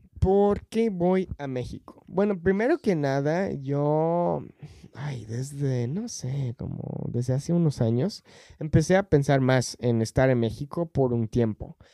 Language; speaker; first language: Spanish; non-native, fluent; English